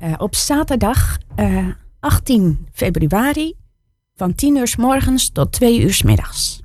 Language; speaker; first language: Dutch; native; Dutch